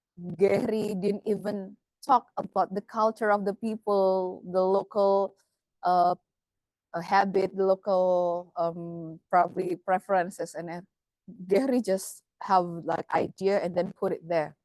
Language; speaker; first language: English; non-native, fluent; Indonesian